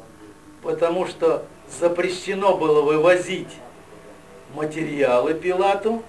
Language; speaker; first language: Russian; native; Russian